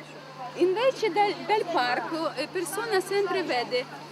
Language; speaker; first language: Italian; non-native, learner; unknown